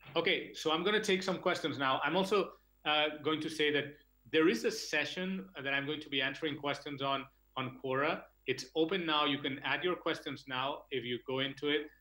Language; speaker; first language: English; non-native, fluent; Catalan